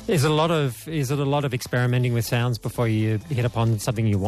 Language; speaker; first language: English; native; English